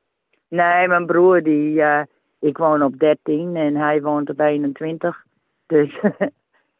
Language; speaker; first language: Dutch; early bilingual, heritage; Dutch